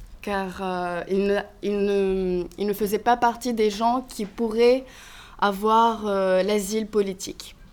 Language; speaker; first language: French; non-native, fluent; Greek